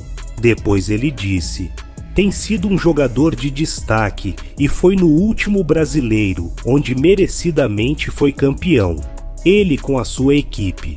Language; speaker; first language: Portuguese; native; Portuguese